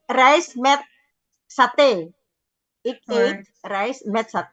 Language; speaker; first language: Dutch; non-native, fluent; Indonesian